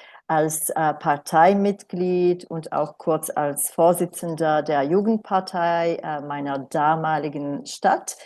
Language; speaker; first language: German; non-native, fluent; Romanian